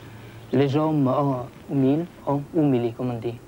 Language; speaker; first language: French; non-native, fluent; Italian